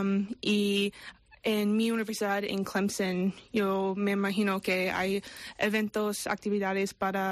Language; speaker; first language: Spanish; non-native, fluent; English